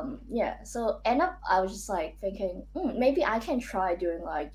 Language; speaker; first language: English; non-native, local second language; Cantonese